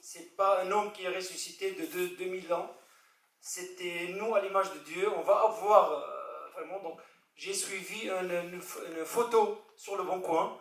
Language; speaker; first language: French; non-native, fluent; Arabic